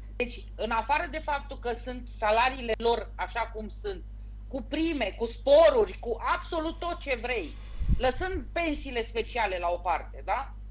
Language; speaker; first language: Romanian; native; Romanian